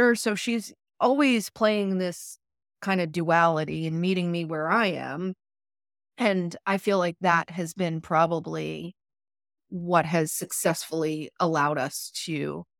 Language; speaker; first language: English; early bilingual, other home language; Italian